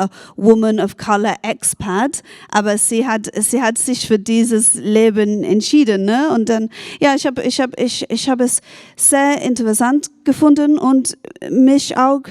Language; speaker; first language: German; non-native, fluent; English